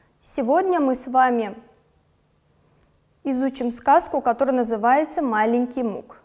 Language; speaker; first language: Russian; non-native, local second language; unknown